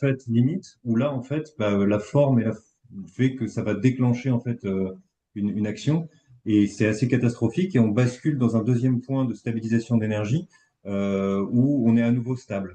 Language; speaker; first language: French; native; French